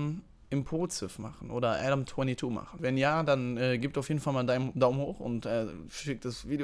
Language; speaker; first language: German; native; German